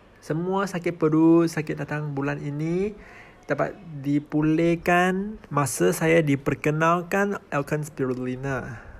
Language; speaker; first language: Malay; non-native, local second language; Chinese